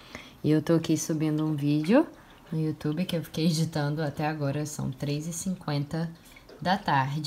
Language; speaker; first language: Portuguese; native; Portuguese